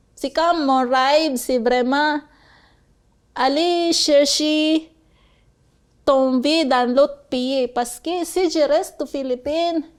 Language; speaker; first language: French; non-native, fluent; Cebuano